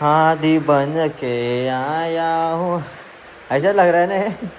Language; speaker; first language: Hindi; non-native, local second language; Marathi